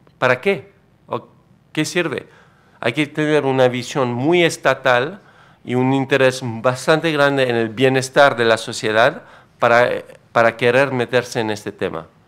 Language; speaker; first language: Spanish; non-native, fluent; French